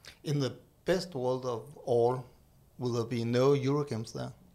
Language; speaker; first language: English; non-native, learner; Danish